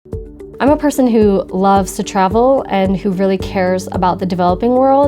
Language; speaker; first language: English; native; English